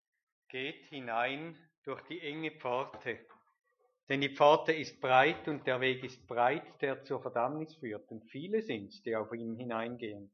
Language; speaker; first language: German; native; German